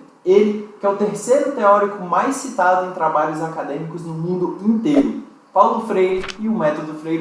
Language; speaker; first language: Portuguese; native; Portuguese